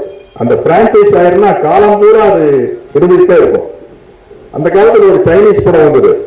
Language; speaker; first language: Tamil; native; Tamil